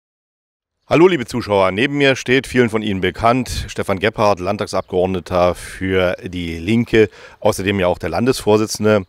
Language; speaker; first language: German; native; German